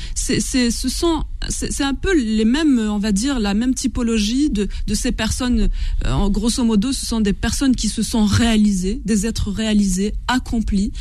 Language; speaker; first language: French; non-native, local second language; Kabyle